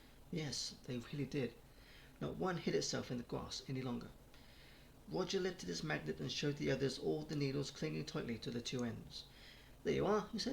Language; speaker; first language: English; native; English